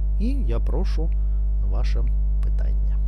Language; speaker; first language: Ukrainian; non-native, learner; Russian